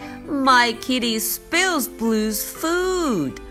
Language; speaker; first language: English; non-native, fluent; Chinese